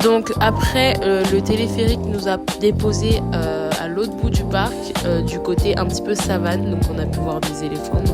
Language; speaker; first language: French; native; French